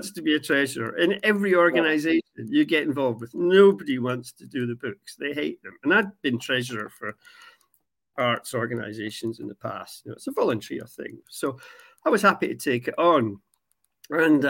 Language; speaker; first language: English; native; English